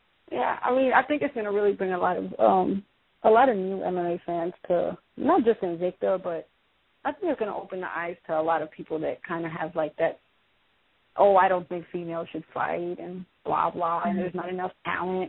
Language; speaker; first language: English; early bilingual, other home language; Spanish